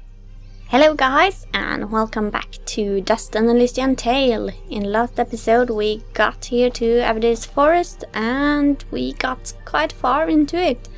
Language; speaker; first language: English; non-native, fluent; Norwegian